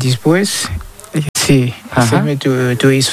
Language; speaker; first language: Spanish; non-native, learner; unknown